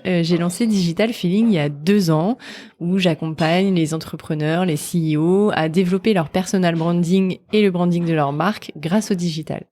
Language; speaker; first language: French; native; French